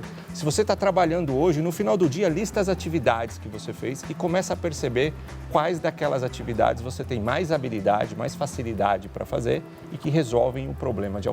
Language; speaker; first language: Portuguese; native; Portuguese